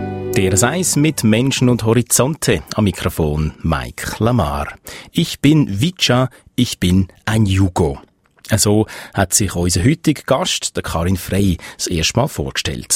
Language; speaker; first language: German; native; German